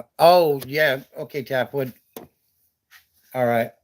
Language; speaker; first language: English; native; English